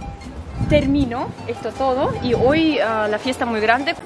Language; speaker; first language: Spanish; non-native, learner; Tatar